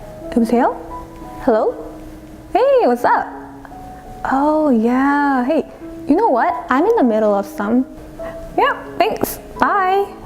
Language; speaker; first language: English; non-native, fluent; Korean